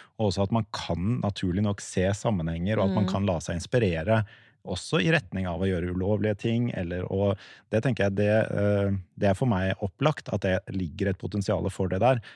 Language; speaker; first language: Norwegian; native; Norwegian